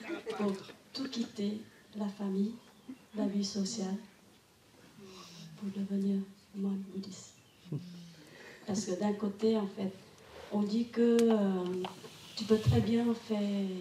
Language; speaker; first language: French; non-native, fluent; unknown